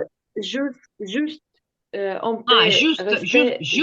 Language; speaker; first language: French; non-native, learner; Ukrainian